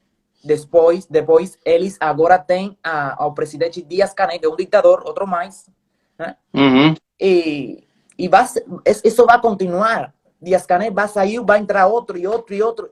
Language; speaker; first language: Portuguese; non-native, fluent; Spanish